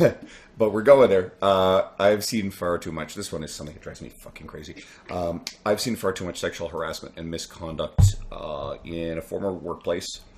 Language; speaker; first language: English; native; English